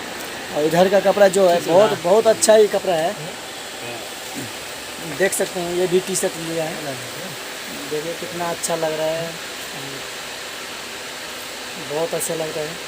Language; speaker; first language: Hindi; non-native, local second language; Maithili